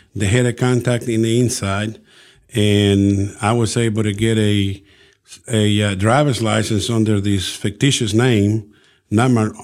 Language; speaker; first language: English; early bilingual, other home language; Spanish